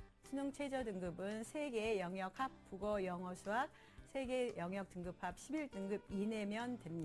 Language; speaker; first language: Korean; native; Korean